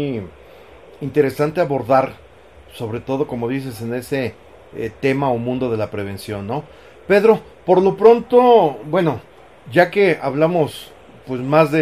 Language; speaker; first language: Spanish; native; Spanish